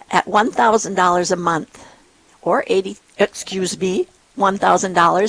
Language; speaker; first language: English; native; English